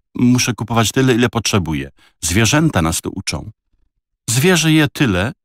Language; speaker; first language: Polish; native; Polish